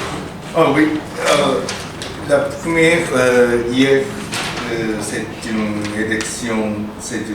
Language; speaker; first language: French; non-native, learner; Japanese